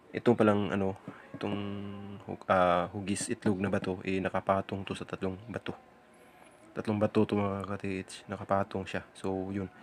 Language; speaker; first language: Filipino; non-native, local second language; Cebuano